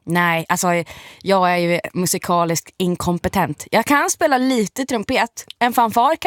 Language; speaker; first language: Swedish; native; Swedish